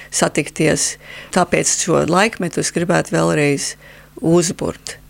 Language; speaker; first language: Latvian; early bilingual, heritage; Latvian